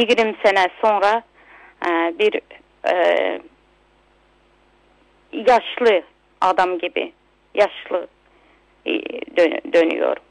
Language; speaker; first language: Turkish; non-native, local second language; Uyghur